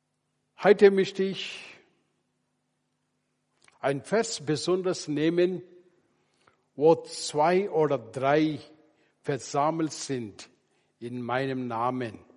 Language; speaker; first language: German; non-native, learner; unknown